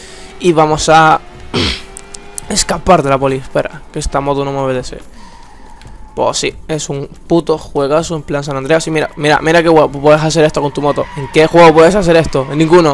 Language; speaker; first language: Spanish; native; Spanish